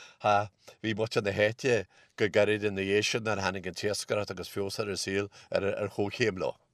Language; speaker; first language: Irish; native; Irish